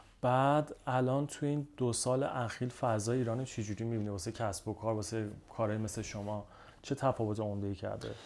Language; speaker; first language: Persian; native; Persian